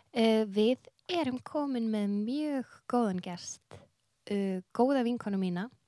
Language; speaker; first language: Icelandic; early bilingual, other home language; Filipino